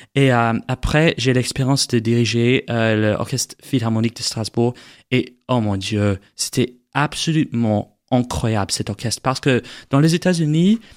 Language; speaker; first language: French; non-native, learner; English